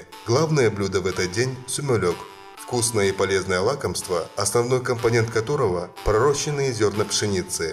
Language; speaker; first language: Russian; non-native, local second language; Kyrgyz